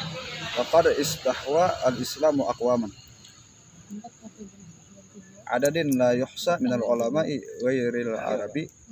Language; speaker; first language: Arabic; non-native, learner; Indonesian